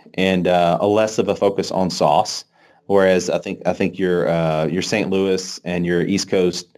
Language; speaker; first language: English; native; English